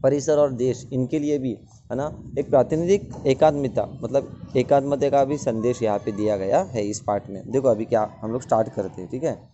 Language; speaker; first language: Hindi; non-native, local second language; Marathi